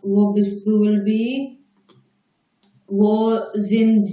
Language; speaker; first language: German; non-native, learner; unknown